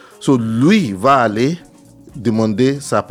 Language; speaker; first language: French; non-native, learner; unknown